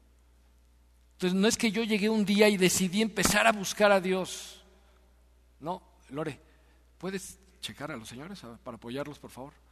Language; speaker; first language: Spanish; native; Spanish